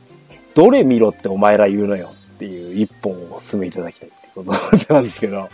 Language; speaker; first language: Japanese; native; Japanese